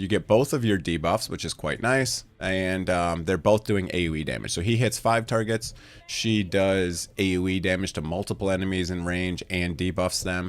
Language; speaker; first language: English; native; English